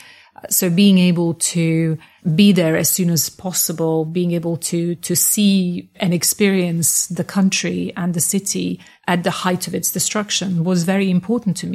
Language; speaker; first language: English; non-native, fluent; Bosnian